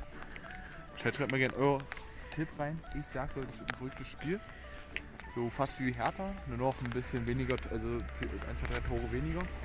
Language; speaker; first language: German; native; German